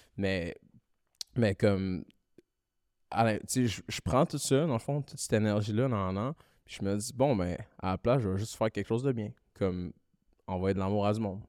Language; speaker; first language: French; early bilingual, other home language; Malagasy